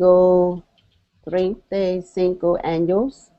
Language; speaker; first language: Spanish; non-native, learner; English